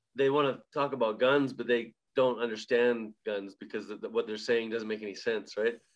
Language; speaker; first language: English; native; English